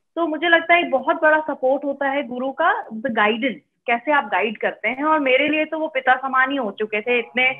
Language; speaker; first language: Hindi; native; Hindi